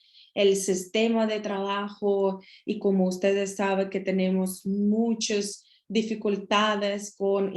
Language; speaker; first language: Spanish; non-native, learner; Russian